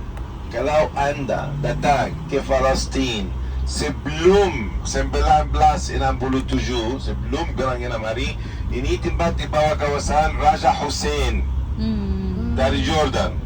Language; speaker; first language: Indonesian; non-native, fluent; Arabic